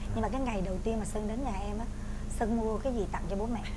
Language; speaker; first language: Vietnamese; native; Vietnamese